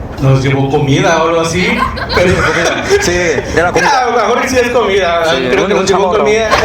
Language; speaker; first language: Spanish; non-native, fluent; Korean